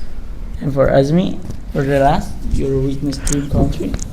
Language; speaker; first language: English; non-native, learner; Indonesian